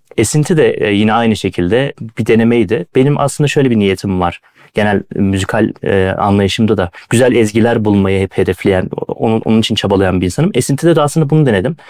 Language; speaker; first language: Turkish; native; Turkish